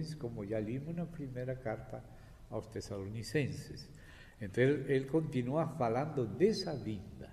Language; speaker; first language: Portuguese; non-native, fluent; Spanish